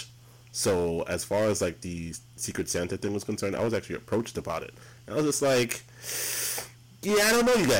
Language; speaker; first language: English; early bilingual, other home language; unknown